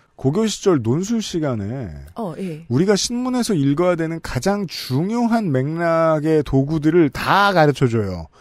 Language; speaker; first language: Korean; native; Korean